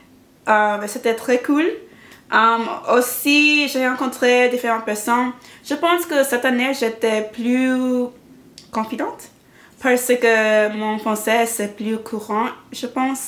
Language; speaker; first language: French; non-native, learner; English